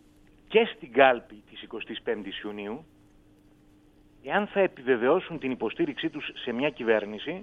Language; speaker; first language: Greek; native; Greek